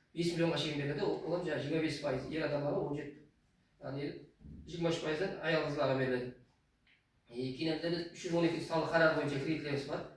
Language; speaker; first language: Uzbek; non-native, local second language; Kara-Kalpak